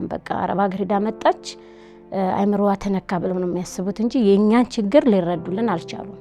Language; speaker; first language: Amharic; native; Amharic